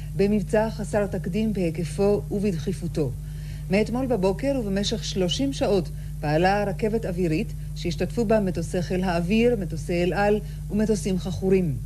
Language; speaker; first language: Hebrew; native; Hebrew